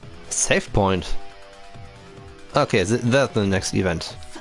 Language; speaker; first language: English; non-native, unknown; German